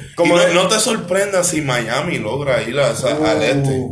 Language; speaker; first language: Spanish; early bilingual, heritage; Spanish